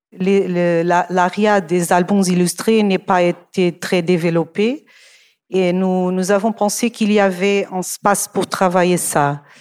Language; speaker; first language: French; non-native, fluent; Portuguese